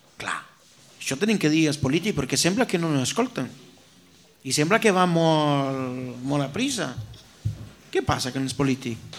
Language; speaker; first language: Catalan; non-native, fluent; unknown